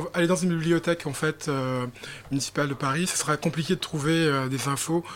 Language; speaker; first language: French; native; French